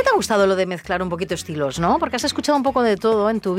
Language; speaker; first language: Spanish; native; Spanish